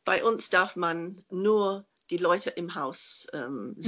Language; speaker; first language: German; non-native, fluent; English